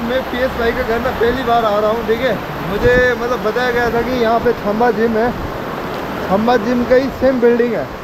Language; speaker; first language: Hindi; non-native, local second language; Nepali